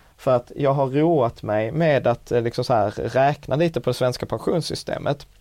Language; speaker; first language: Swedish; early bilingual, other home language; Czech